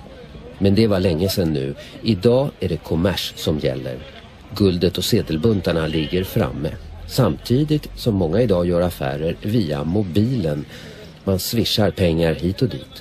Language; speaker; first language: Swedish; native; Swedish